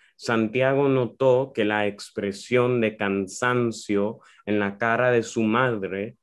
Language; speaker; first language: Spanish; early bilingual, heritage; Spanish